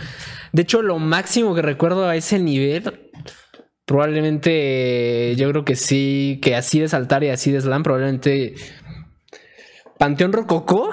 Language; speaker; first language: Spanish; native; Spanish